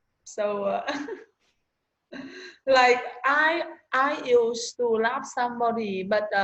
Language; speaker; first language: English; non-native, learner; Vietnamese